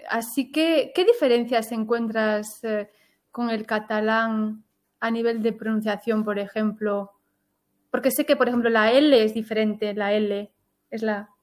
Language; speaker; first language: Spanish; early bilingual, heritage; Galician